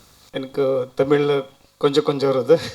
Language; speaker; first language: Tamil; non-native, learner; Kannada